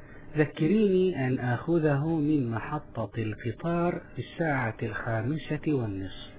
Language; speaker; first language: Arabic; non-native, fluent; Malay